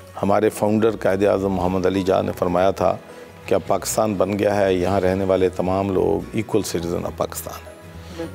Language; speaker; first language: Urdu; non-native, local second language; Punjabi